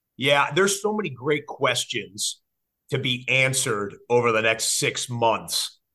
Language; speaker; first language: English; native; English